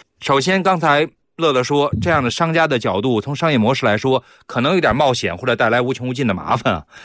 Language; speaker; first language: Chinese; native; Chinese